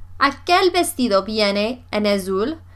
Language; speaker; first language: Spanish; non-native, fluent; English